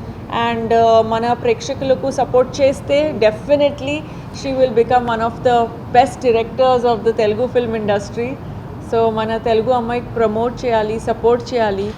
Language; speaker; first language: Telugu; non-native, fluent; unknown